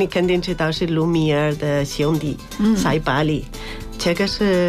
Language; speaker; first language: Chinese; non-native, fluent; Spanish